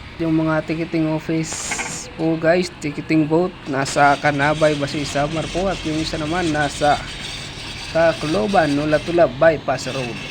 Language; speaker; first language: Filipino; non-native, local second language; Waray